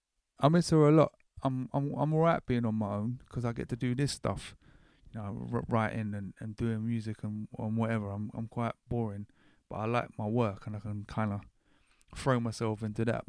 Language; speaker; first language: English; native; English